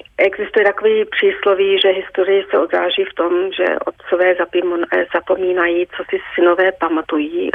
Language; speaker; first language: Czech; early bilingual, heritage; Czech